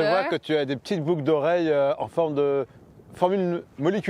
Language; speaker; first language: French; native; French